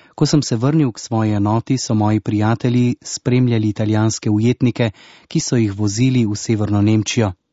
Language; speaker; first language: Slovenian; native; Slovenian